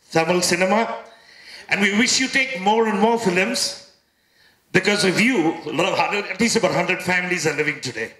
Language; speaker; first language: English; non-native, local second language; Tamil